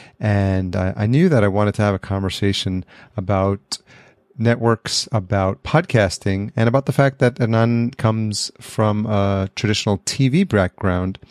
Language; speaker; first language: English; early bilingual, other home language; Spanish